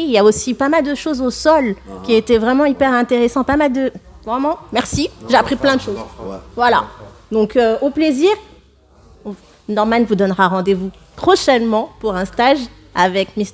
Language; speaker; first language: French; native; French